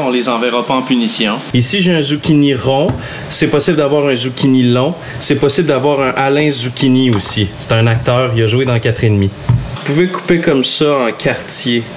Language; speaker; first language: French; native; French